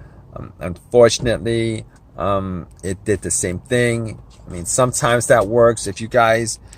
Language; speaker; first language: English; native; English